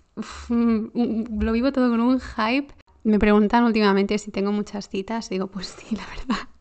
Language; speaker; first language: Spanish; native; Spanish